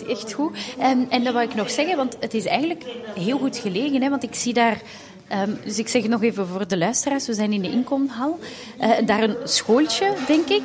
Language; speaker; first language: Dutch; native; Dutch